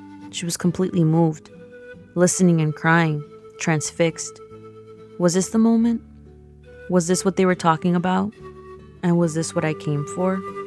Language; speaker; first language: English; early bilingual, other home language; Spanish